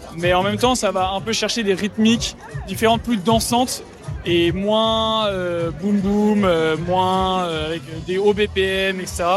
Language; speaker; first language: French; native; French